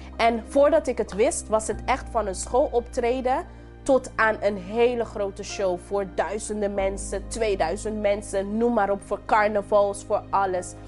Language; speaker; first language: Dutch; non-native, local second language; English